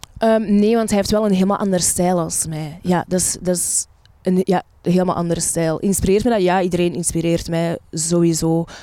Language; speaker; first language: Dutch; early bilingual, other home language; Arabic